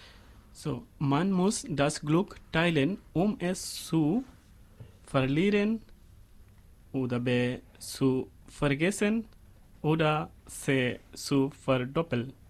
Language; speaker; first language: German; non-native, learner; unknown